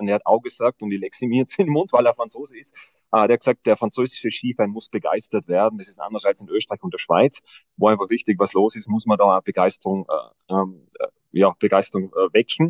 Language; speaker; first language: German; native; German